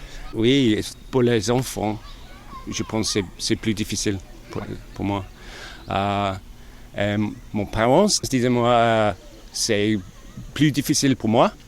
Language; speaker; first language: French; non-native, learner; English